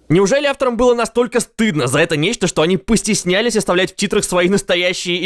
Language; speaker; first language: Russian; native; Russian